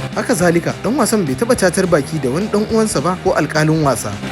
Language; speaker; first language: Hausa; native; Hausa